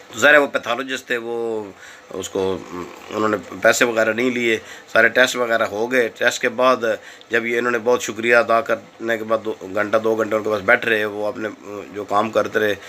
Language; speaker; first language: Urdu; non-native, local second language; Punjabi